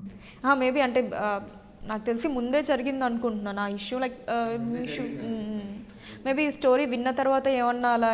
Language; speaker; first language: Telugu; native; Telugu